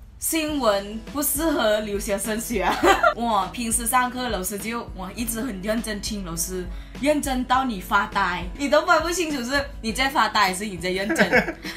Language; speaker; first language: Chinese; non-native, fluent; Lao